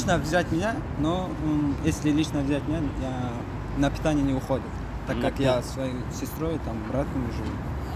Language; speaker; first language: Russian; non-native, learner; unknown